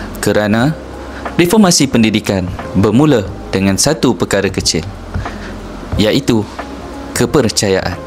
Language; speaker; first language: Malay; native; Malay